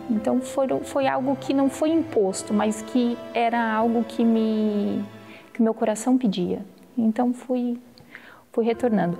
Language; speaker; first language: Portuguese; native; Portuguese